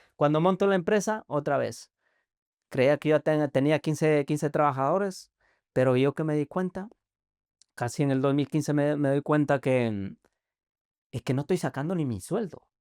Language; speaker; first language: Spanish; native; Spanish